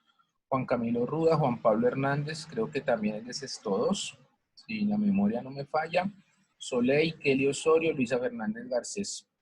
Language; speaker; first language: Spanish; native; Spanish